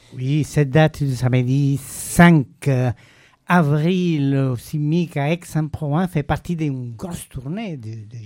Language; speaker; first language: French; non-native, fluent; Spanish